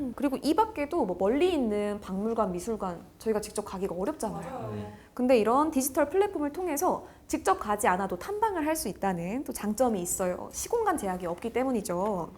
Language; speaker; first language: Korean; native; Korean